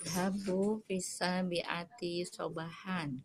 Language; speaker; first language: Arabic; non-native, learner; Indonesian